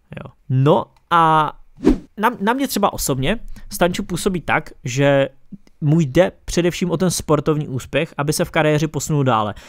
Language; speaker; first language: Czech; native; Czech